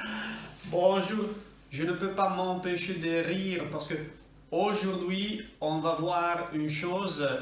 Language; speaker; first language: French; non-native, fluent; Italian